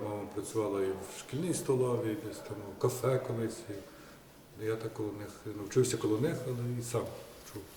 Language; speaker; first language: Ukrainian; native; Ukrainian